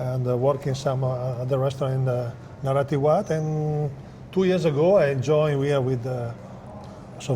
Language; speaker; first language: English; non-native, fluent; Italian